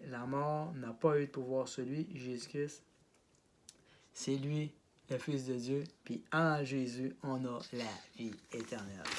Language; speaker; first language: French; native; French